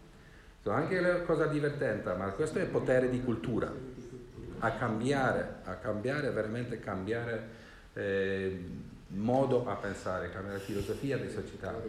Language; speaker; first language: Italian; non-native, learner; Swedish